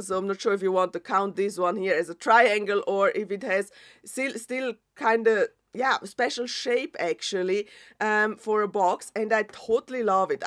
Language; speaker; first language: English; non-native, fluent; German